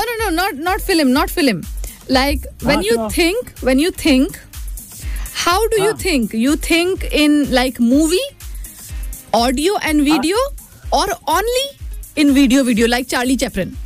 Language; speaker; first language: English; non-native, learner; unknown